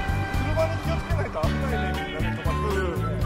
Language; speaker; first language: Japanese; native; Japanese